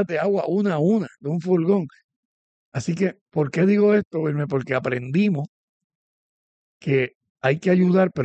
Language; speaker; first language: Spanish; native; Spanish